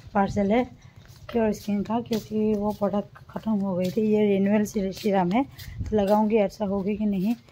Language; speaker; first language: Hindi; non-native, local second language; Assamese